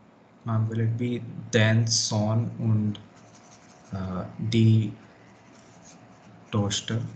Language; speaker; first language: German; non-native, learner; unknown